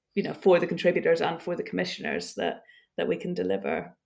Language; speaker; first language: English; native; English